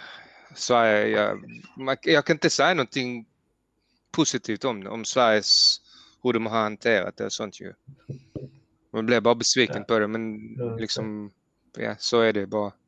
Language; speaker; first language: Swedish; early bilingual, heritage; Swedish